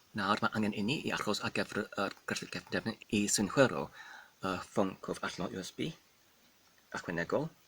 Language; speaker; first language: Welsh; non-native, learner; Polish